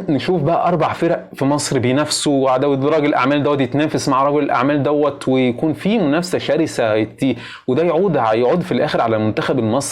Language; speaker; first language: Arabic; native; Arabic